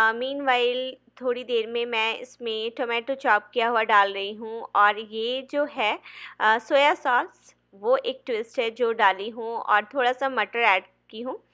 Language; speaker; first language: Hindi; non-native, local second language; Bangla